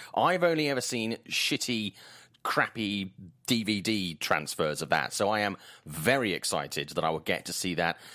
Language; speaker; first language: English; native; English